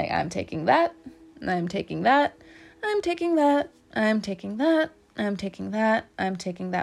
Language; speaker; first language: English; native; English